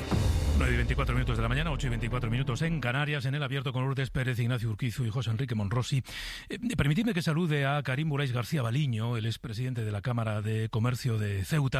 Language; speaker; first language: Spanish; native; Spanish